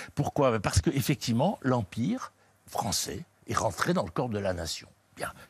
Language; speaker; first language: French; native; French